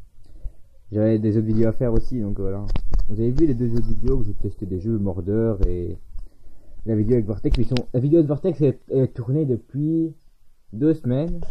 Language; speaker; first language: French; native; French